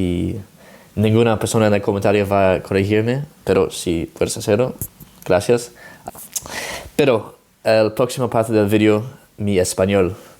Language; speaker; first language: Spanish; non-native, learner; Dutch